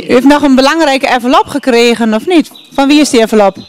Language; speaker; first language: Dutch; native; Dutch